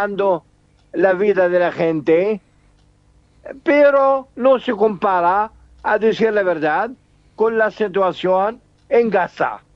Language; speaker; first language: Spanish; non-native, fluent; Arabic